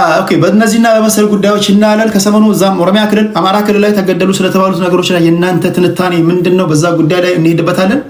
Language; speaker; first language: Amharic; native; Amharic